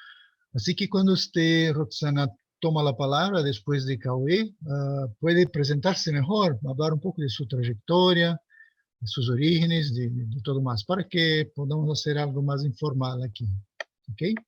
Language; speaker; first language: Spanish; non-native, fluent; Portuguese